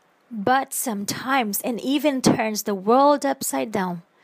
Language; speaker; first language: English; non-native, fluent; Portuguese